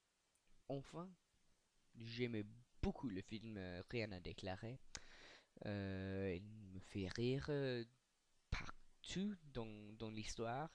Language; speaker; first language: French; non-native, learner; English